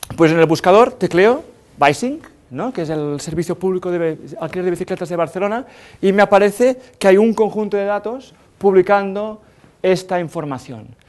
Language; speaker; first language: Spanish; native; Spanish